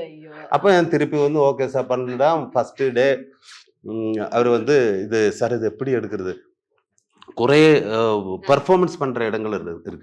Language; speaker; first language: Tamil; non-native, learner; Malayalam